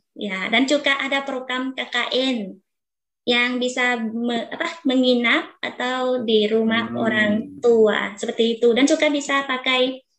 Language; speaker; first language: Indonesian; non-native, fluent; Thai